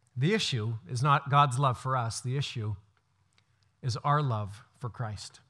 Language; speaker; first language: English; native; English